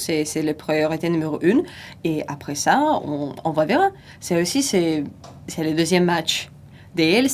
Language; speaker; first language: French; non-native, fluent; Russian